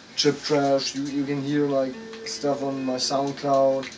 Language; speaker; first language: English; non-native, fluent; German